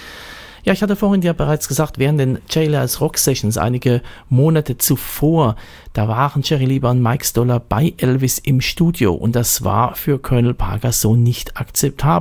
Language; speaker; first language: German; native; German